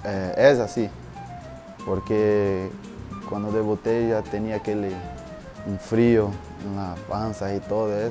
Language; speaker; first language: Spanish; non-native, learner; Portuguese